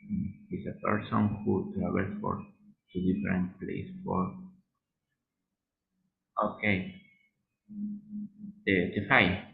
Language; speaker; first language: English; non-native, learner; Spanish